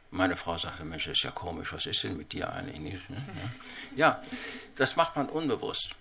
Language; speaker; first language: German; early bilingual, heritage; Chinese